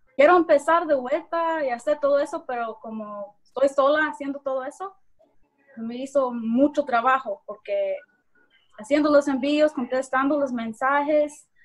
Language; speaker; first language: Spanish; early bilingual, heritage; Spanish